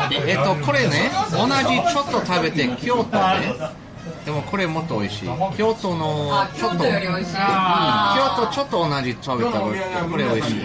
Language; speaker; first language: Japanese; non-native, learner; English